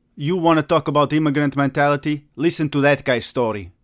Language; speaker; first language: English; non-native, fluent; Italian